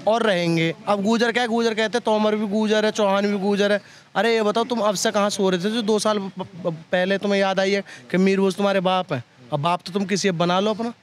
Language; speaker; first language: Hindi; native; Hindi